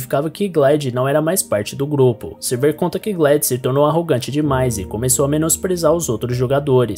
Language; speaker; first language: Portuguese; native; Portuguese